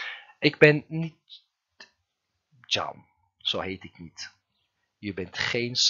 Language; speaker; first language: Dutch; non-native, fluent; Turkish